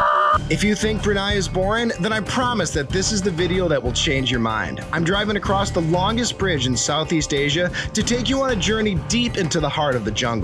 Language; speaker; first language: English; native; English